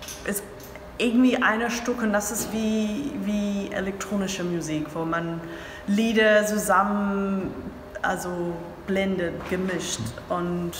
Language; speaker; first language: German; non-native, learner; English